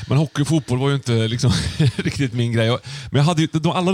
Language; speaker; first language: Swedish; native; Swedish